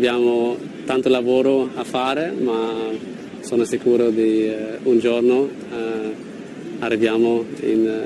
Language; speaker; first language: Italian; non-native, learner; German